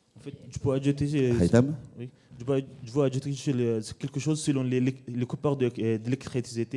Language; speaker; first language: French; non-native, learner; Arabic